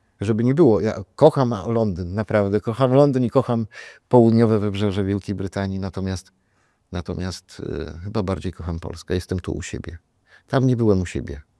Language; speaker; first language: Polish; native; Polish